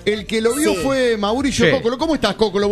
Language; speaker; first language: Spanish; native; Spanish